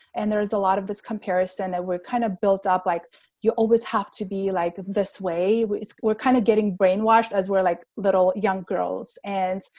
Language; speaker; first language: English; non-native, fluent; Armenian